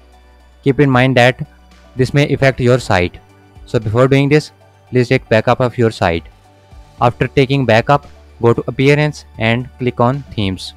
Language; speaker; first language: English; non-native, fluent; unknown